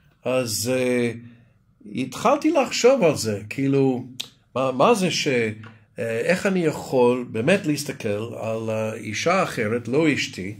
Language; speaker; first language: Hebrew; non-native, fluent; English